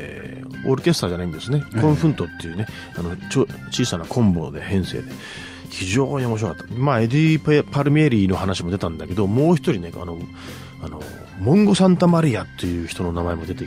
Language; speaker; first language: Japanese; native; Japanese